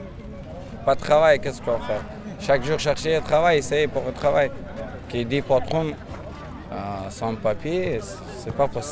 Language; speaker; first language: French; non-native, learner; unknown